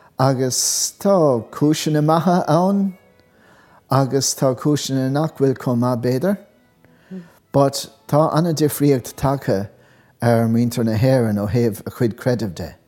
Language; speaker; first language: Irish; non-native, local second language; English